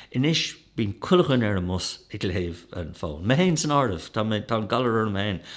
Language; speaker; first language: Irish; native; Irish